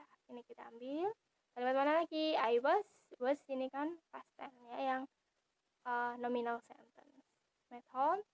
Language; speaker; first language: Indonesian; native; Indonesian